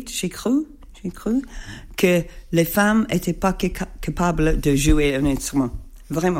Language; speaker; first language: French; non-native, learner; English